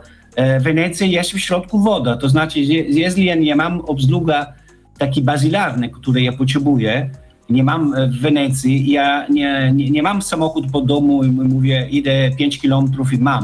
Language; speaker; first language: Polish; non-native, learner; Italian